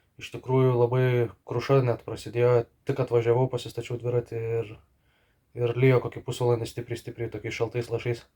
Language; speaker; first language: Lithuanian; native; Lithuanian